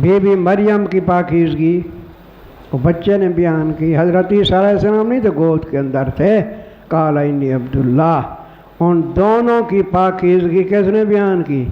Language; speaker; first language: Urdu; non-native, local second language; Saraiki